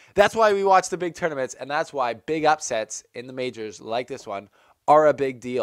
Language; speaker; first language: English; native; English